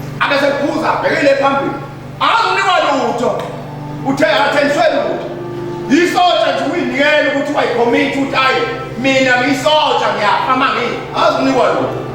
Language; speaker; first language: Zulu; native; Zulu